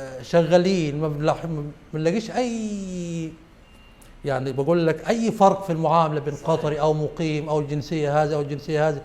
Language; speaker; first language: Arabic; native; Arabic